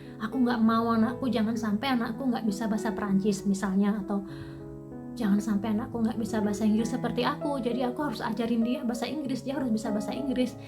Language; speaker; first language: Indonesian; native; Indonesian